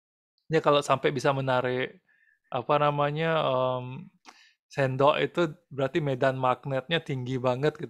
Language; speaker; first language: Indonesian; native; Indonesian